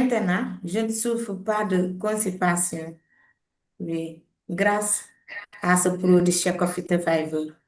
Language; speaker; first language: French; non-native, learner; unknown